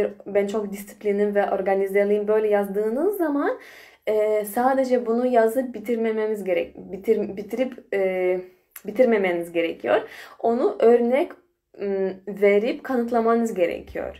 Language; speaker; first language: Turkish; non-native, fluent; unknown